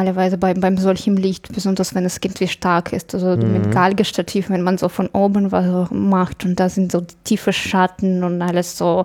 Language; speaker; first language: German; non-native, fluent; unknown